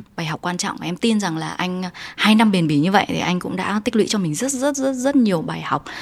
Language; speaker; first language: Vietnamese; native; Vietnamese